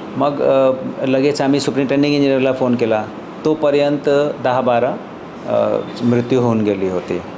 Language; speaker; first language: Marathi; non-native, fluent; Hindi